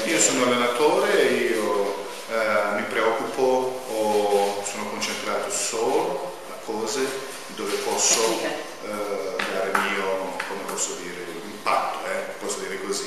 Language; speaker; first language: Italian; non-native, fluent; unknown